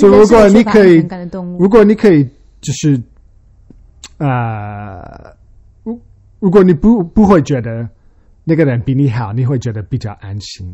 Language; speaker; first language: Chinese; early bilingual, heritage; Chinese